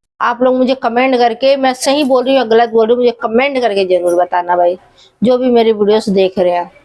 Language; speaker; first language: Hindi; native; Hindi